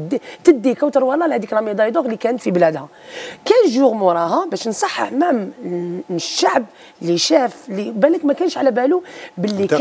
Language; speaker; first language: Arabic; native; Arabic